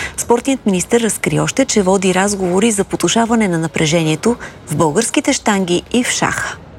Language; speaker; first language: Bulgarian; native; Bulgarian